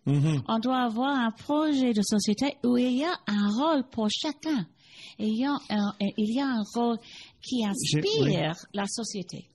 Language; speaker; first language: French; non-native, learner; English